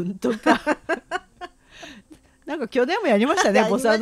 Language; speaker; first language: Japanese; native; Japanese